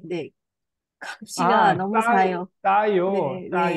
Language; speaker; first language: Korean; non-native, learner; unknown